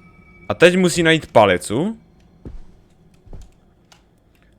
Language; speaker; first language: Czech; native; Czech